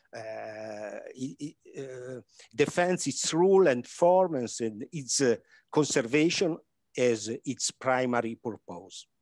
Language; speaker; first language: English; non-native, learner; Italian